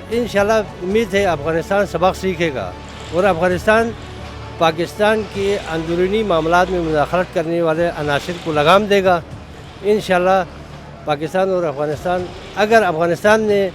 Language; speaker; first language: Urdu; non-native, local second language; Pashto